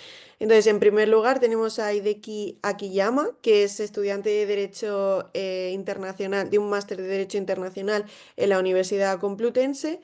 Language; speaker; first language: Spanish; native; Spanish